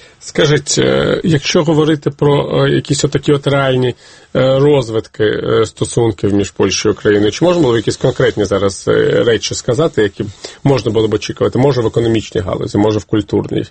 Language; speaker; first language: Ukrainian; native; Ukrainian